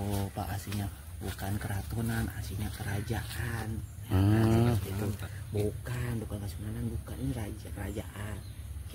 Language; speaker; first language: Indonesian; native; Indonesian